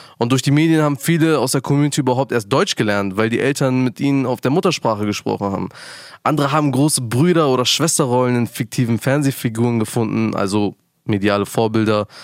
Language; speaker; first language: German; early bilingual, other home language; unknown